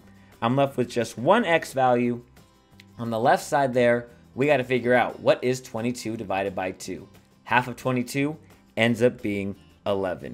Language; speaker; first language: English; native; English